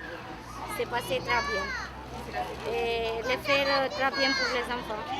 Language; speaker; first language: French; non-native, learner; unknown